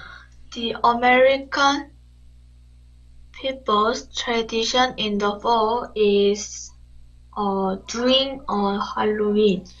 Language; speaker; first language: English; non-native, learner; Korean